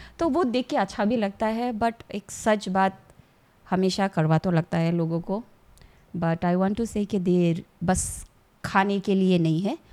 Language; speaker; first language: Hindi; non-native, local second language; Assamese